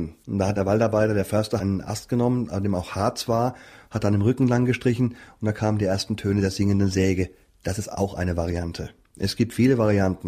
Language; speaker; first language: German; native; German